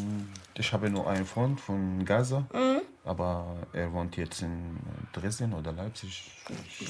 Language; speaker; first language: German; non-native, learner; Arabic